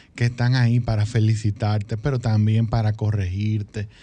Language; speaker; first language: Spanish; native; Spanish